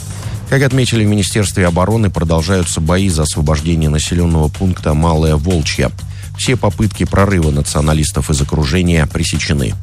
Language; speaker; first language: Russian; native; Russian